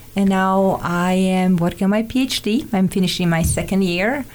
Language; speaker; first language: English; non-native, fluent; Serbian